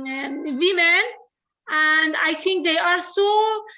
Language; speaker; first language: English; non-native, learner; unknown